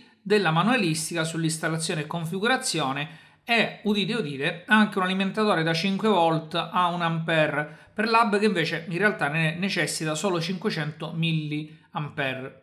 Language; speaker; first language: Italian; native; Italian